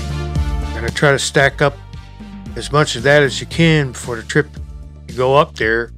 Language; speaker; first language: English; native; English